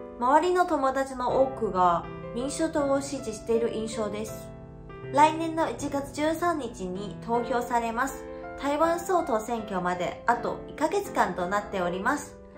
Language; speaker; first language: Japanese; non-native, fluent; Chinese